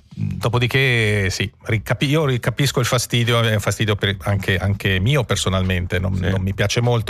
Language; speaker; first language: Italian; native; Italian